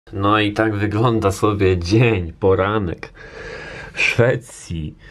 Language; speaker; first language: Polish; native; Polish